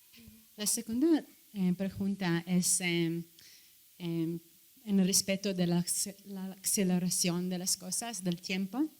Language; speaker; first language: Spanish; non-native, fluent; English